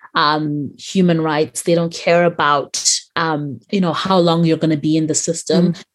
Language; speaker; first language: English; native; English